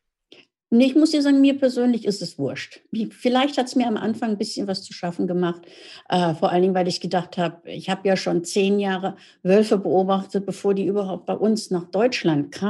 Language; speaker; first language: German; native; German